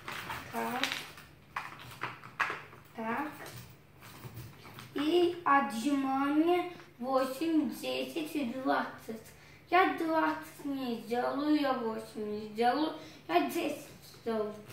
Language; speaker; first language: Russian; non-native, learner; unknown